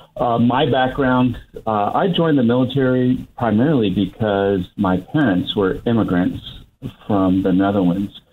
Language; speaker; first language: English; native; English